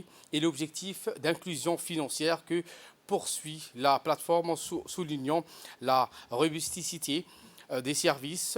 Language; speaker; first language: French; native; French